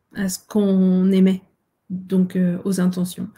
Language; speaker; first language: French; native; French